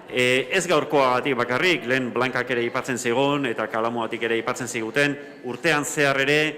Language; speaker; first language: Basque; native; Basque